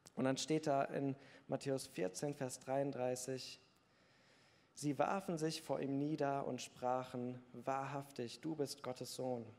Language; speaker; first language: German; native; German